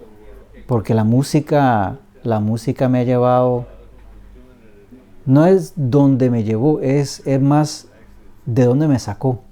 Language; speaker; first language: Spanish; early bilingual, other home language; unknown